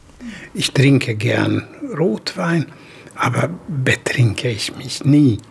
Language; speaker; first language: German; non-native, fluent; Hungarian